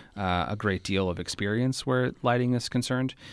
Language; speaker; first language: English; native; English